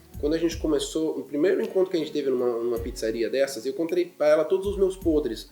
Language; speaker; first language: Portuguese; non-native, fluent; German